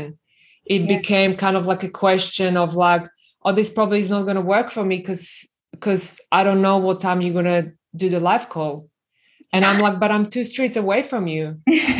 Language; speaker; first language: English; non-native, fluent; Slovak